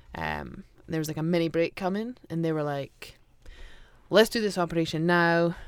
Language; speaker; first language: English; native; English